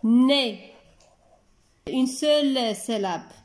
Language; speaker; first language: French; non-native, local second language; Arabic